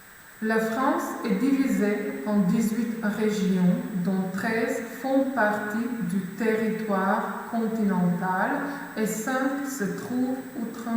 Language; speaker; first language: French; non-native, fluent; Macedonian